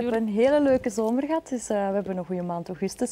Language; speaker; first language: Dutch; native; Dutch